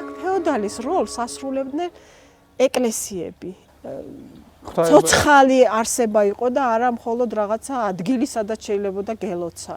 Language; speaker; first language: Georgian; non-native, local second language; Svan